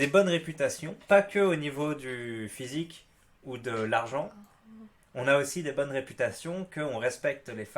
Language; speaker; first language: French; native; French